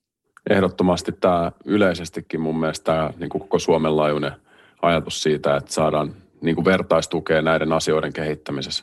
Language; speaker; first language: Finnish; native; Finnish